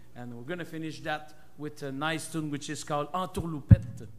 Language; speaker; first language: English; non-native, fluent; French